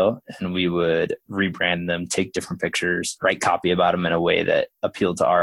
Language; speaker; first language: English; native; English